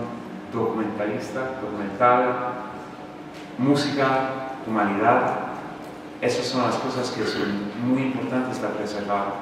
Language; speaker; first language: Spanish; non-native, fluent; English